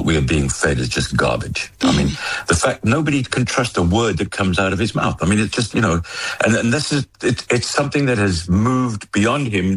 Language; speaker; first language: English; native; English